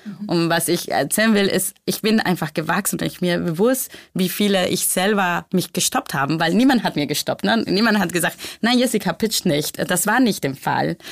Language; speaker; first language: German; non-native, fluent; Spanish